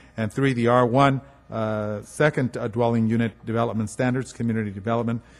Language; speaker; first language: English; early bilingual, other home language; Spanish